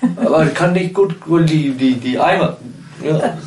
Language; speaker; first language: German; non-native, fluent; Danish